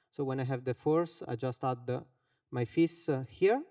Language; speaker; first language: English; non-native, fluent; Finnish